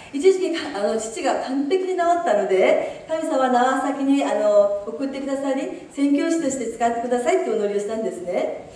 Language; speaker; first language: Japanese; early bilingual, other home language; Korean